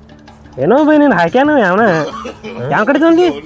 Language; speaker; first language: Kannada; native; Kannada